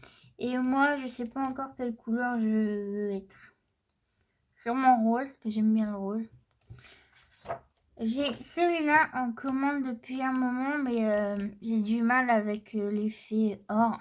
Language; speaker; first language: French; native; French